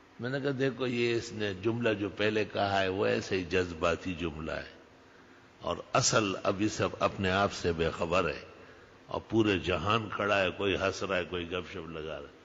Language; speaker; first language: Urdu; non-native, local second language; Pashto